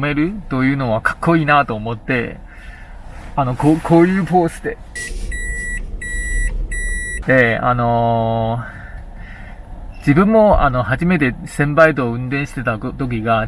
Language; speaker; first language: Japanese; non-native, fluent; Chinese